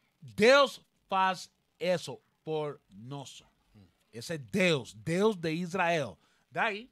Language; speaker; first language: Portuguese; non-native, learner; Spanish